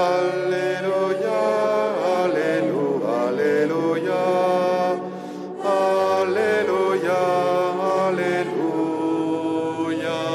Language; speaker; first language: French; native; French